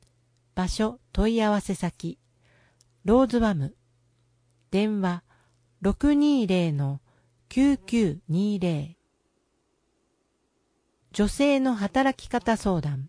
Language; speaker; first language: Japanese; native; Japanese